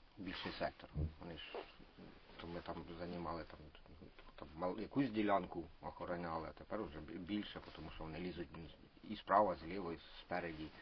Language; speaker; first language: Ukrainian; non-native, local second language; Russian